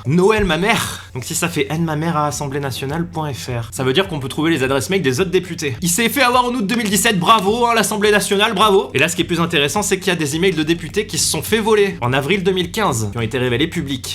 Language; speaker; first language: French; native; French